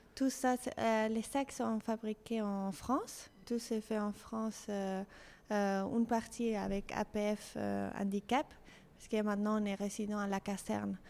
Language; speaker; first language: French; non-native, fluent; Spanish